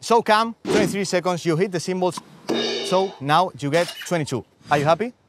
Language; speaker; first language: English; non-native, fluent; Spanish